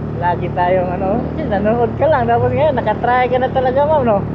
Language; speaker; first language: Filipino; native; Filipino